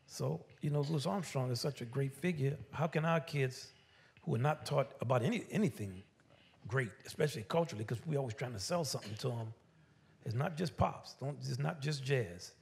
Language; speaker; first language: English; native; English